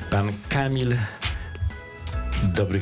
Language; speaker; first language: Polish; native; Polish